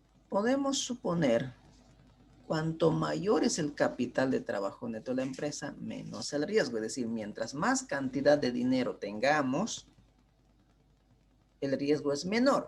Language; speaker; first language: Spanish; native; Spanish